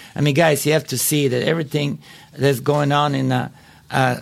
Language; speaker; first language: English; non-native, fluent; Bulgarian